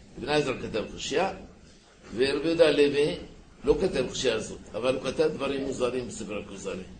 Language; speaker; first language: Hebrew; early bilingual, other home language; Arabic